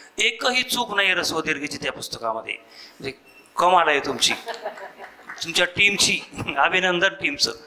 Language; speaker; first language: Marathi; native; Marathi